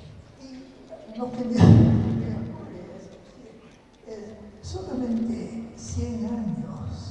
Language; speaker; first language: Spanish; non-native, fluent; English